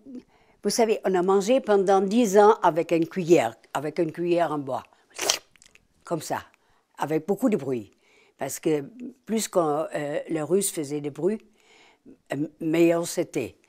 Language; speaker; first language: French; non-native, fluent; German